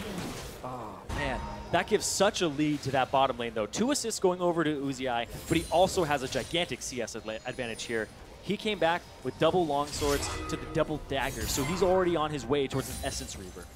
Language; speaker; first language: English; native; English